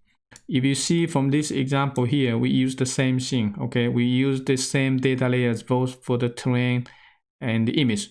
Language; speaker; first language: English; non-native, fluent; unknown